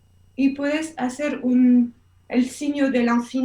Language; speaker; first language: Spanish; non-native, learner; French